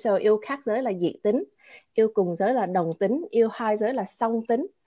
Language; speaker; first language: Vietnamese; early bilingual, heritage; Vietnamese